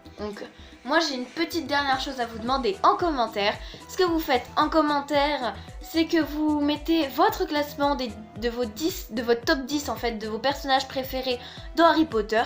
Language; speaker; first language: French; native; French